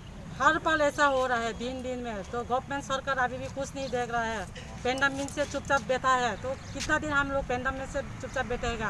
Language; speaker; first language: Hindi; non-native, local second language; Kok Borok